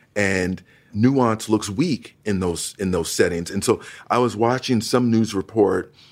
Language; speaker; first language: English; native; English